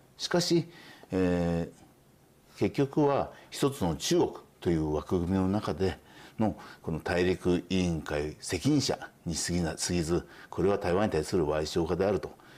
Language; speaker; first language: Japanese; native; Japanese